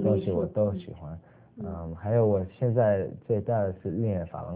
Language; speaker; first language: Chinese; early bilingual, other home language; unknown